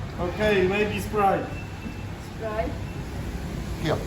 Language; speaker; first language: English; non-native, learner; Polish